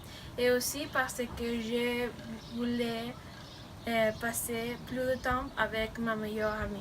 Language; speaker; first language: French; non-native, learner; Spanish